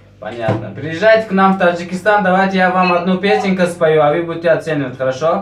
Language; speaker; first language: Russian; non-native, local second language; Tajik